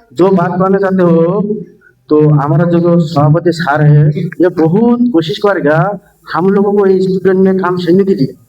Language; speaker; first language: Hindi; non-native, local second language; Bangla